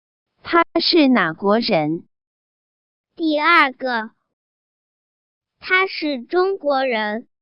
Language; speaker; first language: Chinese; non-native, learner; Swahili